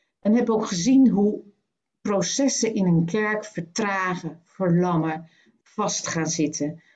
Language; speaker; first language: Dutch; native; Dutch